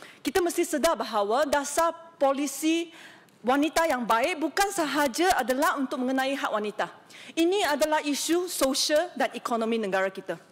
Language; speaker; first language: Malay; non-native, local second language; Chinese